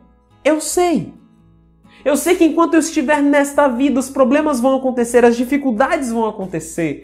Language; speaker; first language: Portuguese; native; Portuguese